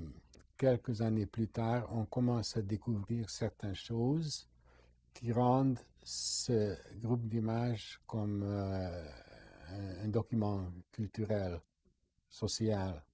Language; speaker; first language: French; non-native, fluent; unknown